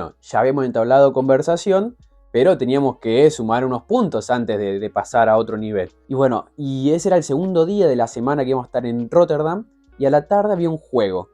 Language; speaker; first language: Spanish; native; Spanish